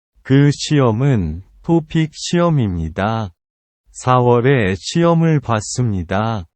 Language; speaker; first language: Korean; non-native, learner; Vietnamese